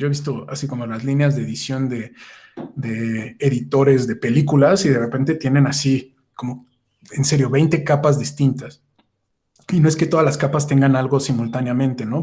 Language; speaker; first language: Spanish; native; Spanish